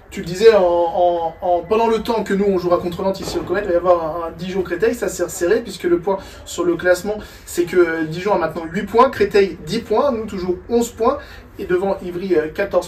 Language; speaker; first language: French; native; French